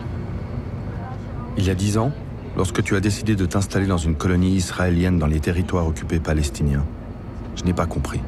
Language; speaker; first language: French; early bilingual, other home language; Arabic